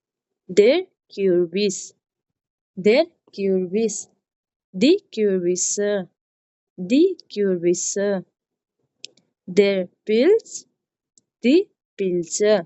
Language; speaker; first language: German; non-native, learner; Nepali